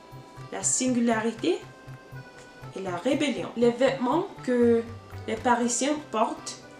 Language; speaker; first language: French; non-native, learner; English